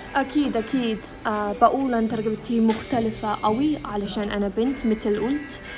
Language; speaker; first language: Arabic; non-native, learner; English